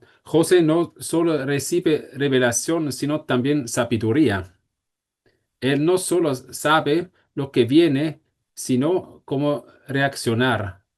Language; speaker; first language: Spanish; non-native, fluent; German